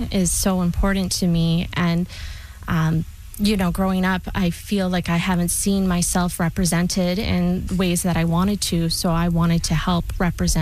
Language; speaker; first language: English; native; English